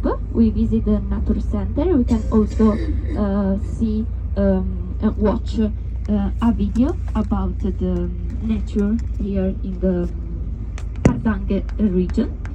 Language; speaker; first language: English; non-native, fluent; Spanish